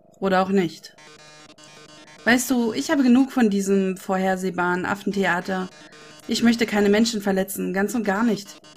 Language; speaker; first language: German; native; German